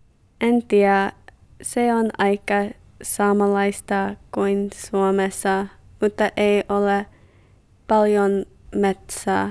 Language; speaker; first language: Finnish; non-native, learner; English